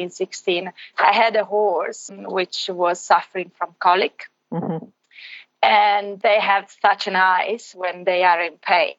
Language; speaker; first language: English; non-native, fluent; Italian